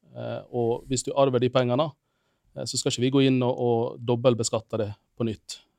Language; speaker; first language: Norwegian; non-native, fluent; Finnish